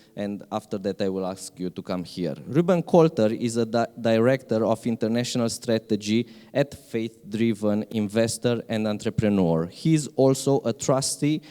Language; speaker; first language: English; non-native, fluent; Romanian